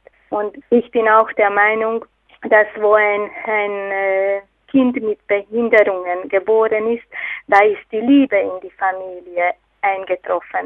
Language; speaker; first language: German; non-native, fluent; Hungarian